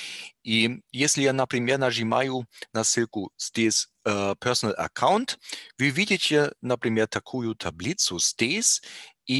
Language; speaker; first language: Russian; non-native, learner; German